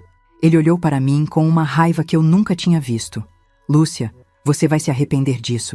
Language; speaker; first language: Portuguese; native; Portuguese